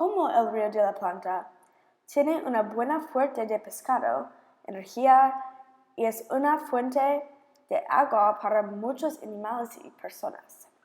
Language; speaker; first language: Spanish; non-native, learner; English